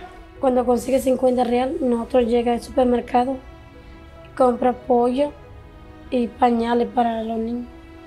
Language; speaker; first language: Spanish; non-native, local second language; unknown